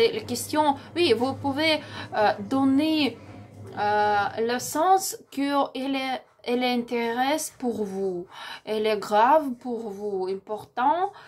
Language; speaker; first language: French; non-native, learner; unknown